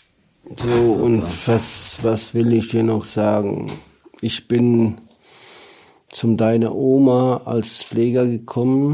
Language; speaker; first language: German; non-native, learner; Polish